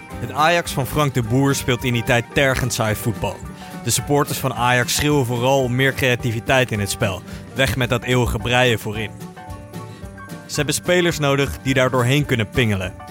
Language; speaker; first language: Dutch; native; Dutch